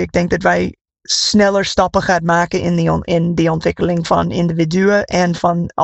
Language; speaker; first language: Dutch; non-native, fluent; English